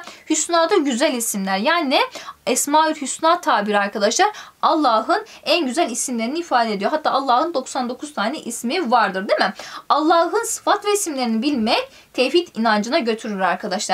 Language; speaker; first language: Turkish; native; Turkish